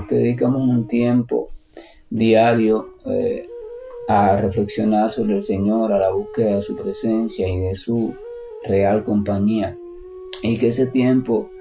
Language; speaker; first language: Spanish; native; Spanish